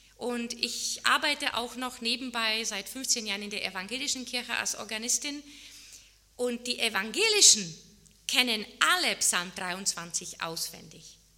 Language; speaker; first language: German; non-native, fluent; Czech